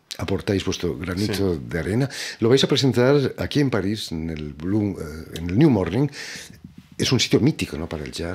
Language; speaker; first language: Spanish; native; Spanish